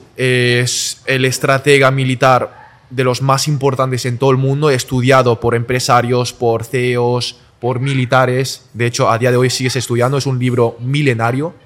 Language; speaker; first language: Spanish; early bilingual, other home language; Chinese